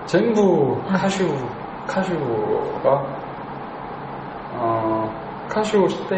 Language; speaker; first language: Japanese; non-native, learner; Korean